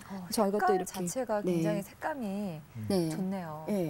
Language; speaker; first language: Korean; native; Korean